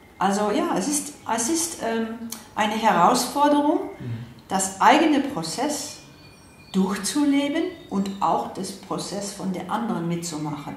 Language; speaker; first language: German; non-native, fluent; Dutch